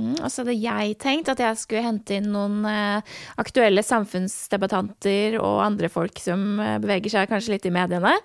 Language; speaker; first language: Norwegian; native; Norwegian